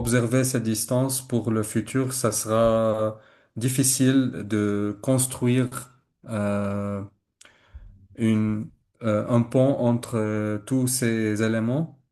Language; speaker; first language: French; non-native, learner; Arabic